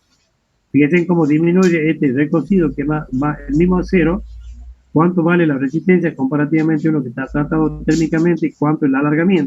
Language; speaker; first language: Spanish; native; Spanish